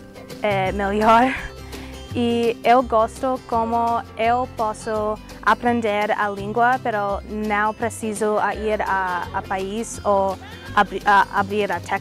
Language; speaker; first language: Portuguese; non-native, learner; English